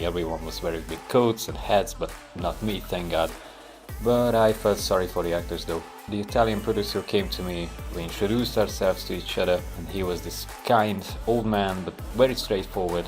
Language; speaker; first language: English; non-native, fluent; Hungarian